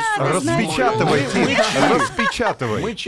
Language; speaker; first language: Russian; native; Russian